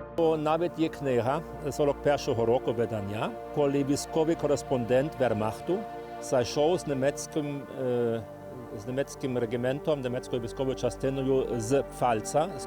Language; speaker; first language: Ukrainian; non-native, fluent; German